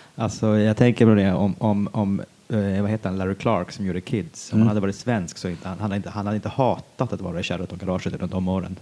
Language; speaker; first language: Swedish; native; Swedish